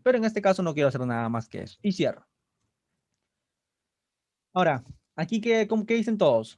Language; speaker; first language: Spanish; native; Spanish